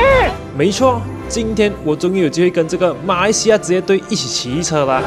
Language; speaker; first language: Chinese; native; Chinese